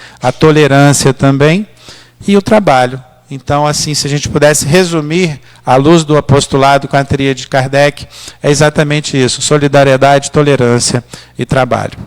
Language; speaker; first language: Portuguese; native; Portuguese